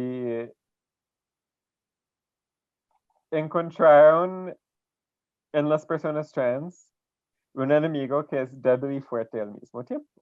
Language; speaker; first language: Spanish; non-native, fluent; English